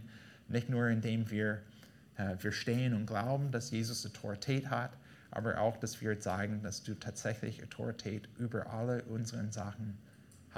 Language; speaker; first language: German; non-native, fluent; English